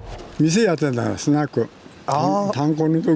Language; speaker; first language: Japanese; native; Japanese